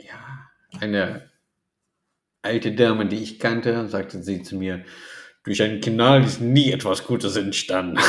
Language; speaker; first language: German; non-native, fluent; Portuguese